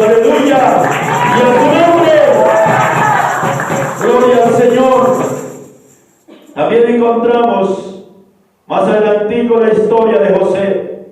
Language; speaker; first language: Spanish; native; Spanish